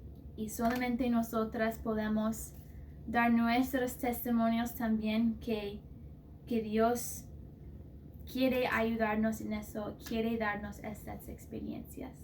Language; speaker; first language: Spanish; non-native, fluent; English